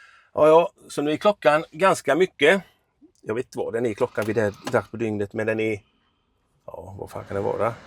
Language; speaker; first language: Swedish; native; Swedish